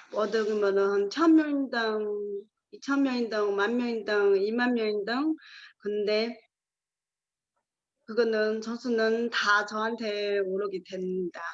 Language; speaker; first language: Korean; non-native, learner; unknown